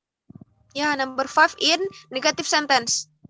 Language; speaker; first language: English; non-native, learner; Indonesian